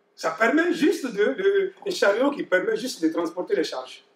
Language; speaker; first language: French; non-native, local second language; Bambara